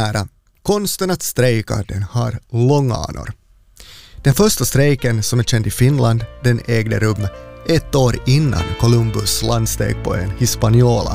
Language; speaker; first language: Swedish; native; Swedish